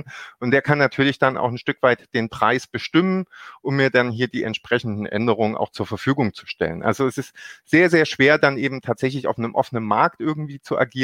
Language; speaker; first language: German; native; German